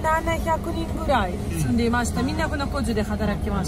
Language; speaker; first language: Japanese; non-native, learner; Russian